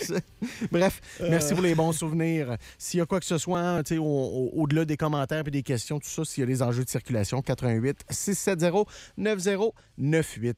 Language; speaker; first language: French; native; French